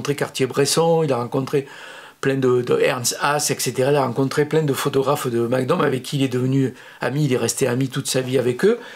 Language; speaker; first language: French; native; French